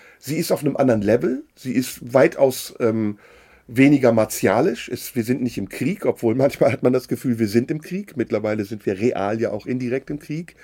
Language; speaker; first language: German; early bilingual, other home language; Turkish